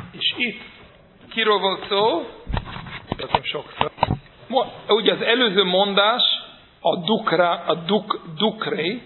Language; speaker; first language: Hungarian; non-native, fluent; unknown